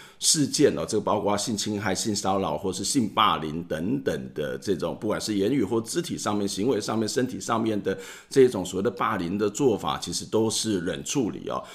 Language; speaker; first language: Chinese; native; Chinese